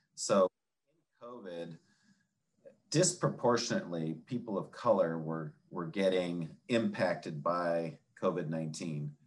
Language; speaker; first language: English; native; English